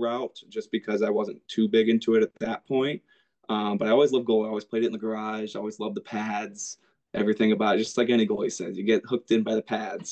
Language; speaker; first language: English; native; English